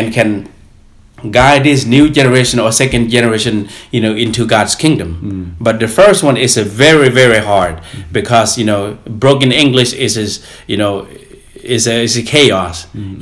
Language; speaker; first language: English; non-native, fluent; Lao